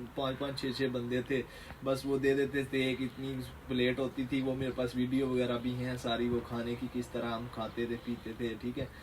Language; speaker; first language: Urdu; non-native, local second language; Punjabi